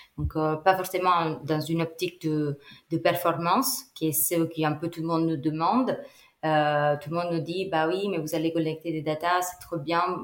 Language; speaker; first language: French; non-native, fluent; Italian